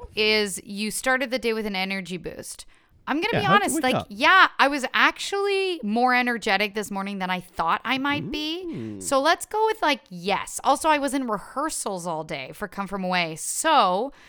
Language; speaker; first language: English; non-native, fluent; French